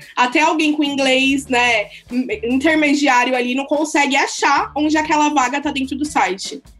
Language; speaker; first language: Portuguese; native; Portuguese